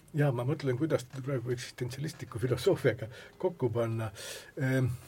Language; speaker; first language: Estonian; native; Estonian